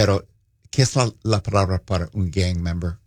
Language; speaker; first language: Spanish; non-native, fluent; English